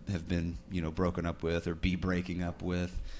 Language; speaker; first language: English; native; English